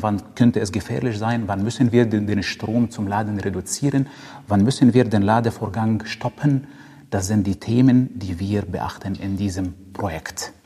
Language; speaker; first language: German; non-native, fluent; Arabic